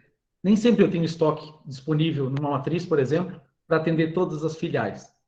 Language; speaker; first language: Portuguese; native; Portuguese